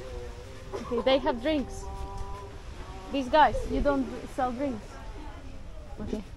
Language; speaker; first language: English; non-native, fluent; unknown